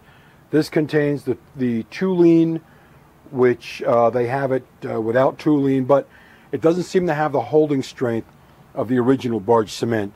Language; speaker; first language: English; native; English